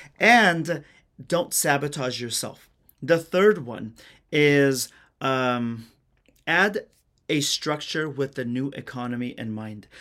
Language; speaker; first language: English; early bilingual, other home language; Persian